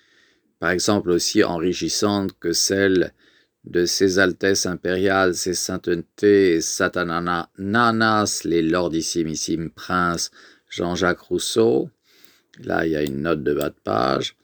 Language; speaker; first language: French; native; French